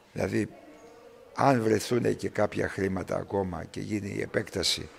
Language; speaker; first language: Greek; early bilingual, other home language; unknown